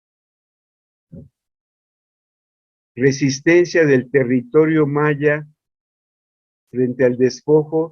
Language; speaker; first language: Spanish; native; Spanish